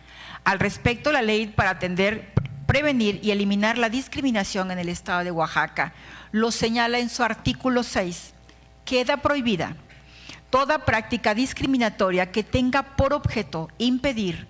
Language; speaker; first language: Spanish; native; Spanish